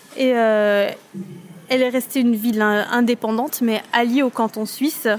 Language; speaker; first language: French; native; French